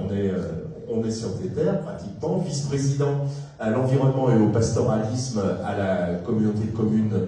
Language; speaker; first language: French; native; French